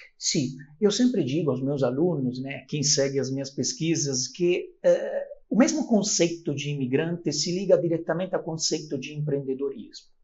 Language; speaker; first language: Portuguese; non-native, fluent; Italian